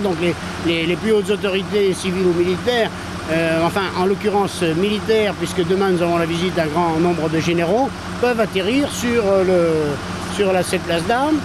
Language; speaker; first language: French; native; French